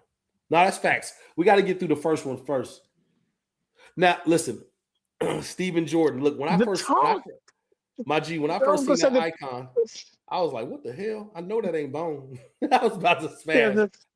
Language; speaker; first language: English; native; English